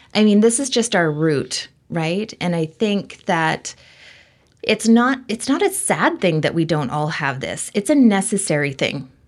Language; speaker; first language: English; native; English